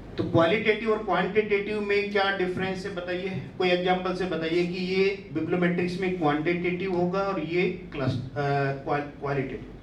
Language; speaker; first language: Hindi; native; Hindi